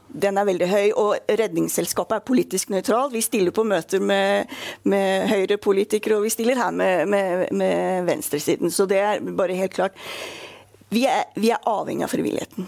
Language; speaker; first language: Norwegian; native; Norwegian